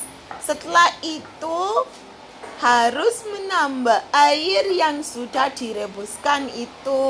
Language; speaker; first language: Indonesian; non-native, fluent; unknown